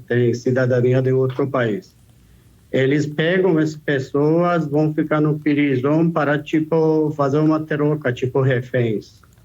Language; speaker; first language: Portuguese; non-native, fluent; Persian